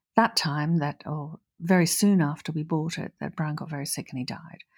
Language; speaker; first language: English; native; English